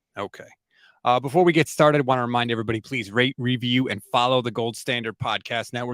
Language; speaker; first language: English; native; English